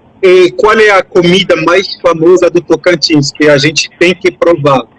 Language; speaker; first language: Portuguese; non-native, fluent; French